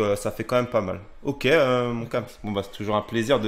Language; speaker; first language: French; native; French